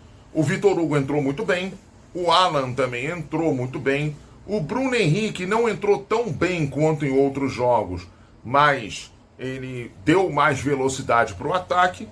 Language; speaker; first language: Portuguese; native; Portuguese